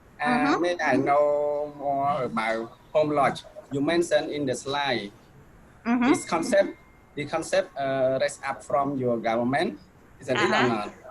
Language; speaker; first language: English; non-native, learner; Khmer